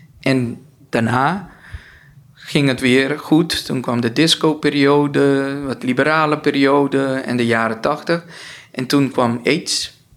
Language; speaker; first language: Dutch; non-native, local second language; Papiamento